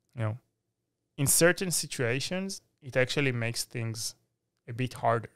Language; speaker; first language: English; non-native, fluent; Hebrew